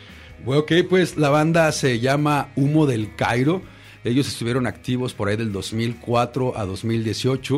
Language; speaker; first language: Spanish; native; Spanish